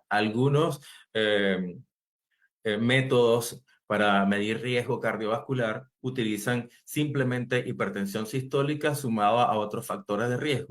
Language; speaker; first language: Spanish; native; Spanish